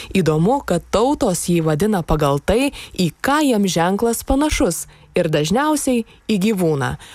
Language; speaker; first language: Lithuanian; native; Lithuanian